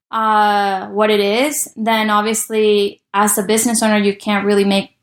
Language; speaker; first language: English; early bilingual, other home language; Spanish